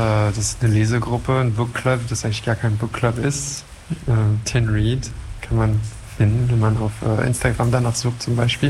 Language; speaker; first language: German; non-native, fluent; French